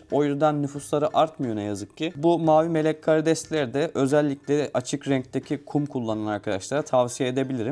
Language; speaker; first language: Turkish; native; Turkish